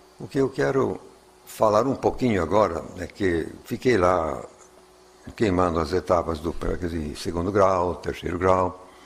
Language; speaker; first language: Portuguese; non-native, fluent; English